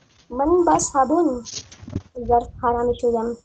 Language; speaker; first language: Persian; non-native, learner; Urdu